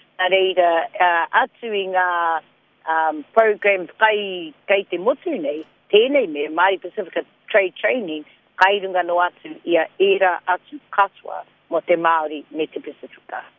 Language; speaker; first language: Māori; non-native, local second language; English